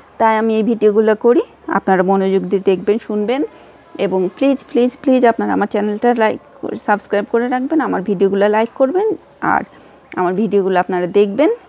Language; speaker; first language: Bangla; native; Bangla